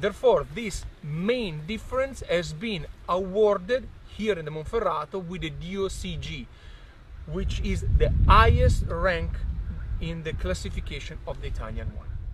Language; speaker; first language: English; non-native, fluent; Italian